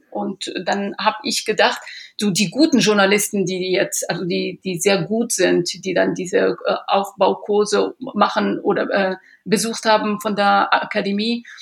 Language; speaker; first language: German; early bilingual, other home language; Persian